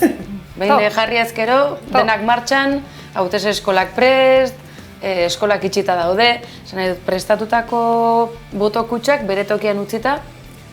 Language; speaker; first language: Basque; native; Basque